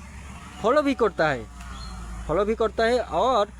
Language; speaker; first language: Hindi; non-native, learner; Bangla